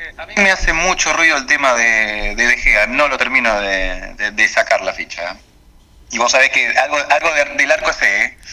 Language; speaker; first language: Spanish; native; Spanish